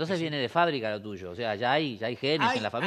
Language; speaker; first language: Spanish; native; Spanish